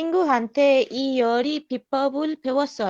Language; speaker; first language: Korean; non-native, learner; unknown